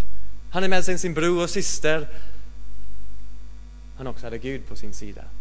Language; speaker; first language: Swedish; non-native, fluent; English